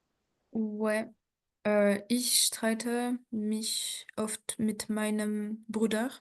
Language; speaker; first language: German; non-native, learner; French